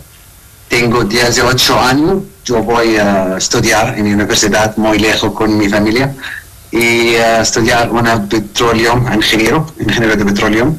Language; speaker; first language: Spanish; non-native, learner; Arabic